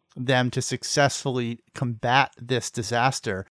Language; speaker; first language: English; native; English